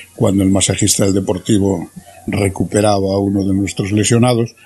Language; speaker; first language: Spanish; native; Spanish